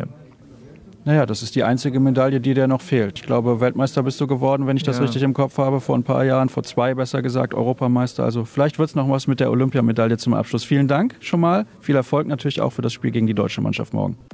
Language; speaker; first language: German; native; German